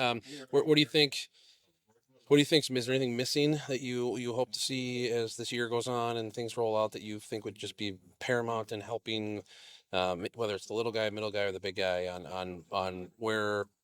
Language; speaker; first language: English; native; English